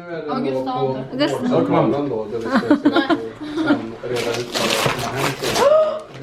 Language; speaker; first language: Swedish; native; Swedish